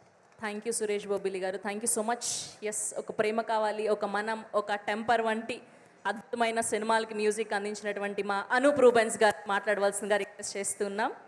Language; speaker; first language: Telugu; native; Telugu